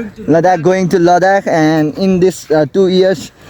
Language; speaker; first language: English; non-native, learner; Nepali